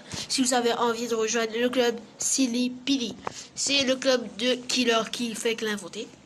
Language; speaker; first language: French; native; French